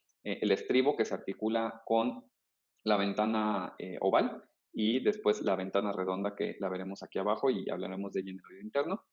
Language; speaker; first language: Spanish; native; Spanish